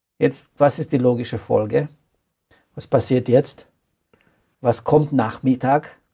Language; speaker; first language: German; non-native, fluent; Romanian